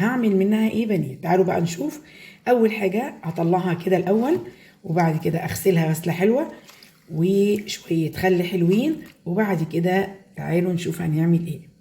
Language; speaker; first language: Arabic; native; Arabic